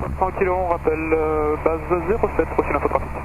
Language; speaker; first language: French; native; French